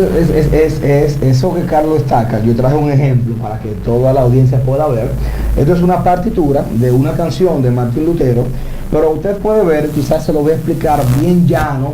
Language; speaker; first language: Spanish; native; Spanish